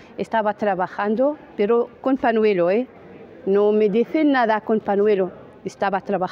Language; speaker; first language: Spanish; non-native, learner; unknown